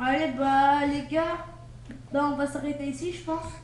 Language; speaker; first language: French; native; French